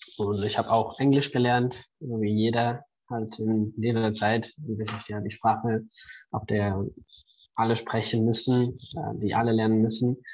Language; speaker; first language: German; non-native, fluent; Spanish